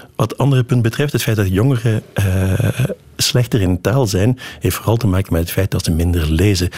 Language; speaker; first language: Dutch; native; Dutch